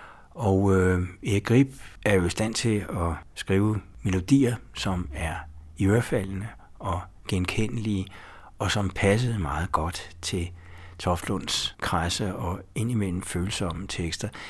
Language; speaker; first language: Danish; native; Danish